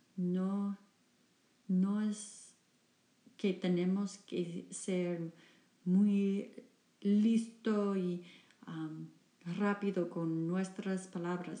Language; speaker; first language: Spanish; non-native, learner; English